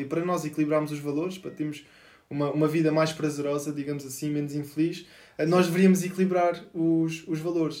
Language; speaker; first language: Portuguese; native; Portuguese